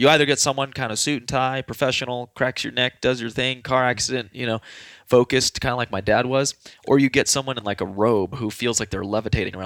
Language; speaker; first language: English; native; English